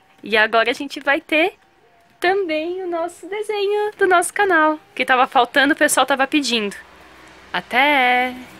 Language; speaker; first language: Portuguese; native; Portuguese